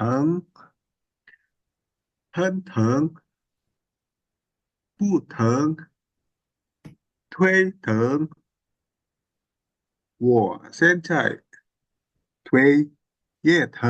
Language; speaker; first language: Chinese; non-native, learner; Indonesian